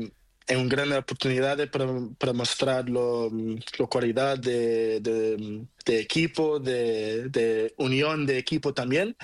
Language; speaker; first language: Spanish; non-native, learner; Portuguese